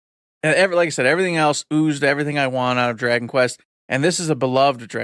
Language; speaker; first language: English; native; English